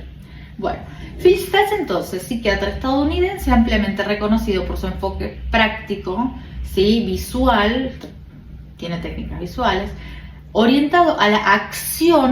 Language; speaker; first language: Spanish; native; Spanish